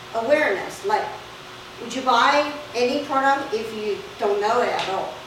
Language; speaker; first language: English; non-native, fluent; Chinese